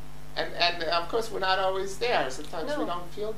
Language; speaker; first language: English; native; English